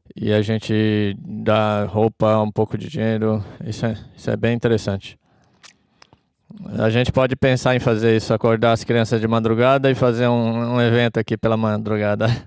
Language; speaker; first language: Portuguese; non-native, fluent; English